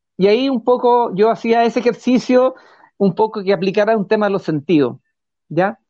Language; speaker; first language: Spanish; native; Spanish